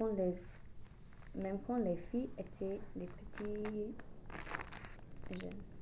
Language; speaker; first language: French; non-native, learner; English